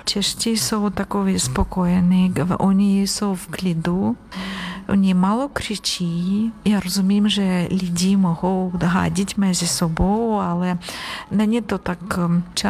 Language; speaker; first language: Czech; non-native, learner; Ukrainian